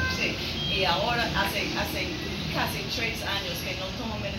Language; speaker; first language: Spanish; non-native, learner; English